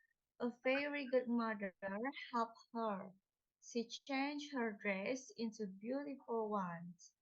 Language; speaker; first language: English; non-native, learner; Indonesian